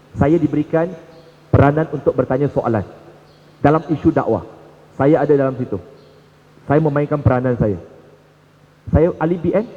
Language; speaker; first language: Malay; non-native, local second language; Chinese